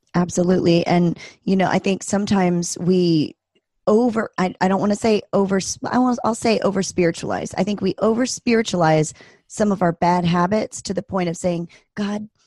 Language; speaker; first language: English; native; English